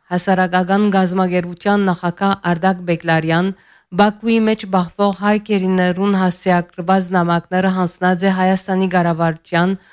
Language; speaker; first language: Armenian; early bilingual, heritage; Armenian